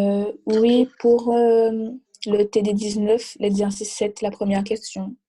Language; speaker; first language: French; native; French